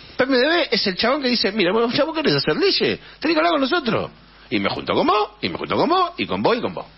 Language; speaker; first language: Spanish; native; Spanish